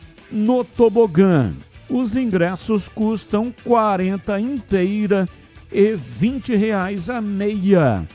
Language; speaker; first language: Portuguese; native; Portuguese